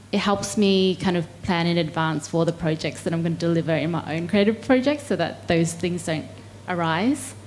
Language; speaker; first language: English; native; English